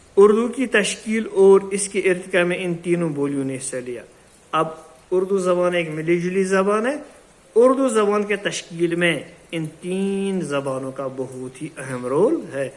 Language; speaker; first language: Urdu; non-native, local second language; Kashmiri